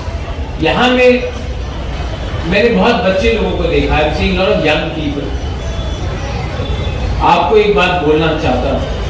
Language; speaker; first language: Hindi; non-native, local second language; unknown